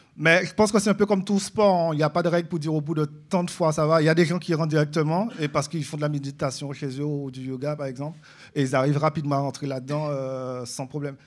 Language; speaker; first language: French; native; French